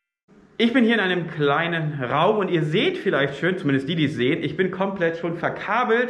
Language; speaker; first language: German; native; German